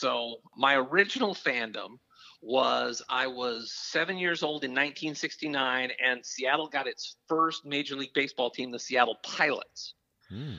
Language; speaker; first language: English; native; English